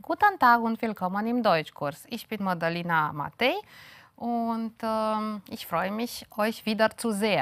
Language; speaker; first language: German; non-native, fluent; Romanian